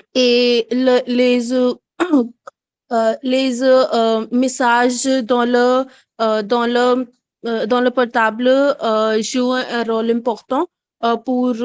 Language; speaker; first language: French; non-native, learner; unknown